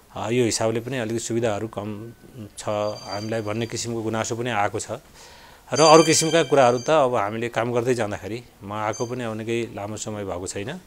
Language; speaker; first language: Nepali; native; Nepali